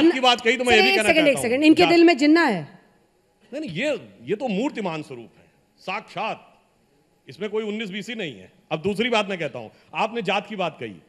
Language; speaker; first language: Hindi; native; Hindi